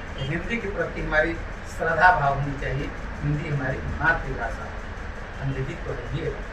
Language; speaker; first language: Hindi; native; Hindi